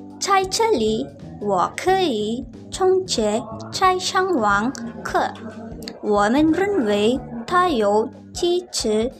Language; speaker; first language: Chinese; non-native, learner; Indonesian